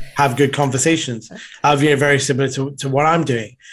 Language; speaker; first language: English; native; English